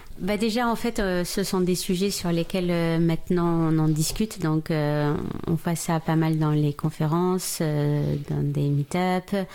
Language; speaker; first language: French; non-native, local second language; Arabic